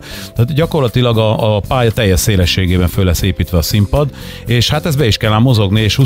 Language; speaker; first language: Hungarian; native; Hungarian